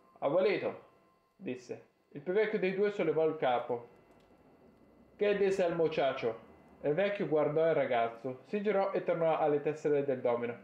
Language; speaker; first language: Italian; native; Italian